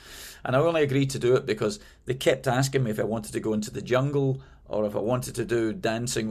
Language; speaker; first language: English; native; English